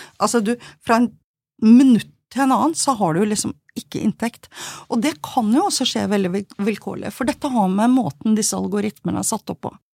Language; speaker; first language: Norwegian; native; Norwegian